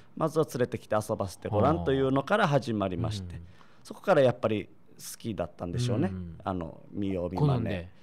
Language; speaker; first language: Japanese; native; Japanese